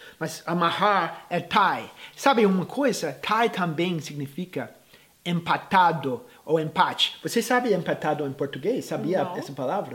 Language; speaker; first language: Portuguese; non-native, fluent; English